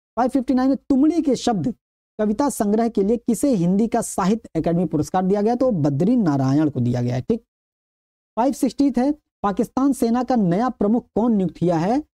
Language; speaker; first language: Hindi; native; Hindi